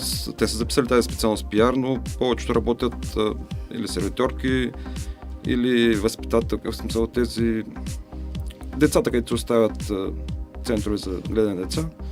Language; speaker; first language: Bulgarian; native; Bulgarian